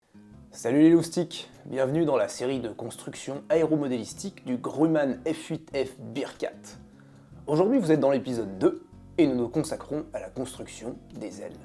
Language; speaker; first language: French; native; French